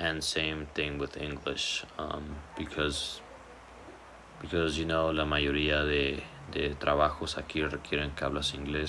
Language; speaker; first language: Spanish; early bilingual, heritage; Spanish